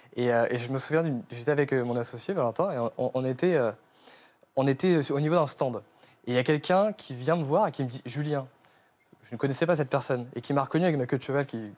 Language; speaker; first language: French; native; French